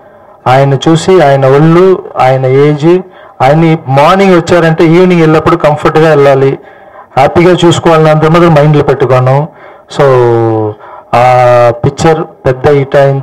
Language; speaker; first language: Telugu; non-native, local second language; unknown